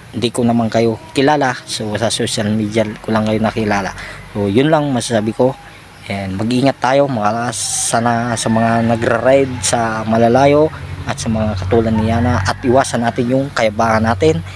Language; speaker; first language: Filipino; native; Filipino